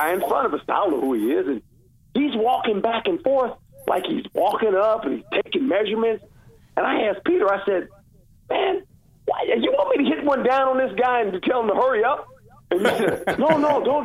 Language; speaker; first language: English; native; English